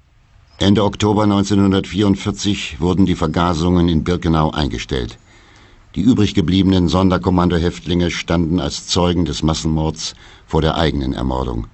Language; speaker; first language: German; native; German